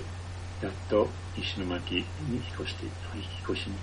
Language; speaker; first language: Japanese; non-native, fluent; English